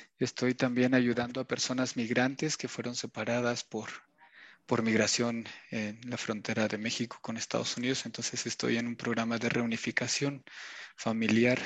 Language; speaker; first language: Spanish; non-native, local second language; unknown